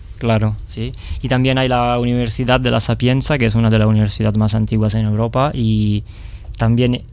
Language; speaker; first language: Spanish; non-native, fluent; Italian